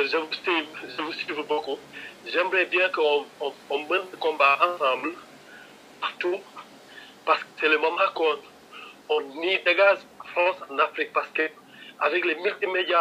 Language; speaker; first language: French; non-native, local second language; Wolof